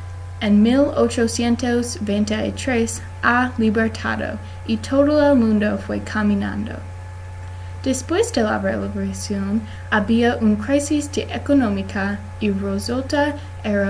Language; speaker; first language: Spanish; non-native, learner; English